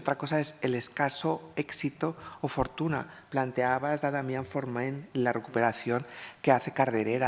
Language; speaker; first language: Spanish; native; Spanish